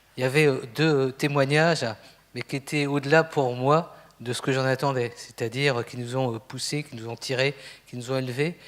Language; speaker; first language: French; native; French